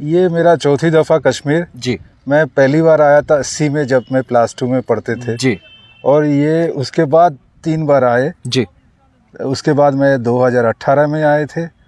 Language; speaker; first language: Hindi; non-native, local second language; Bangla